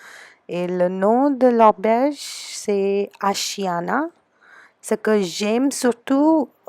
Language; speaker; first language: French; non-native, fluent; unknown